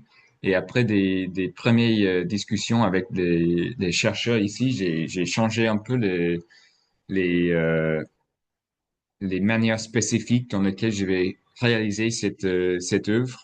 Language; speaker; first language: French; non-native, fluent; English